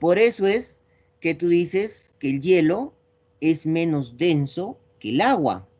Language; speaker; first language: Spanish; native; Spanish